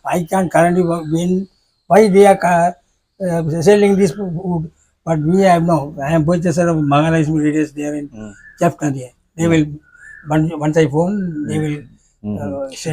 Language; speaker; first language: English; non-native, local second language; Tamil